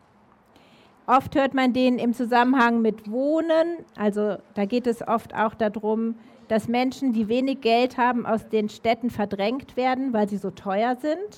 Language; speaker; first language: German; native; German